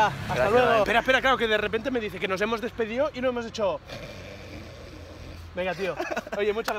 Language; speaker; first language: Spanish; native; Spanish